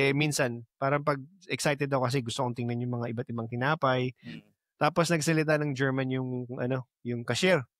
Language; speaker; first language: Filipino; native; Filipino